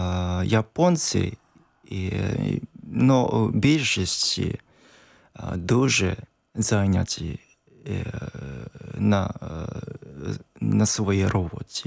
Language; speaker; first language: Ukrainian; non-native, learner; Japanese